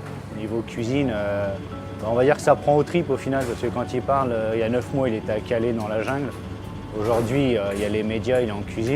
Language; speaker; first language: French; native; French